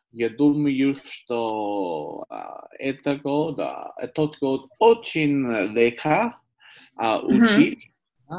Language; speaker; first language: Russian; non-native, learner; English